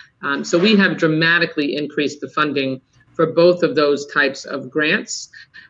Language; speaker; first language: English; native; English